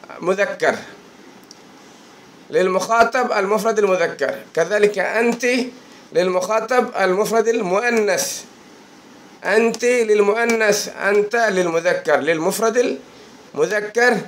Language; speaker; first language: Arabic; non-native, fluent; Bangla